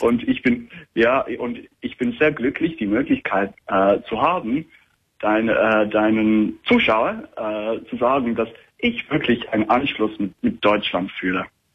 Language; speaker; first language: German; non-native, fluent; English